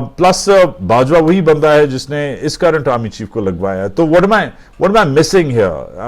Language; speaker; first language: Urdu; native; Urdu